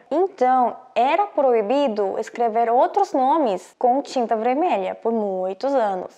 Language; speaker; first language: Portuguese; non-native, fluent; Korean